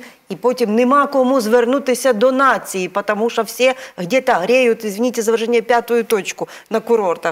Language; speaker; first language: Ukrainian; native; Ukrainian